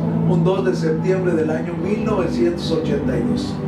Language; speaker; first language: Spanish; native; Spanish